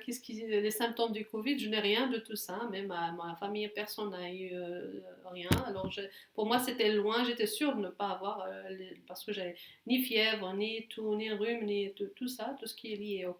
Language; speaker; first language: French; non-native, fluent; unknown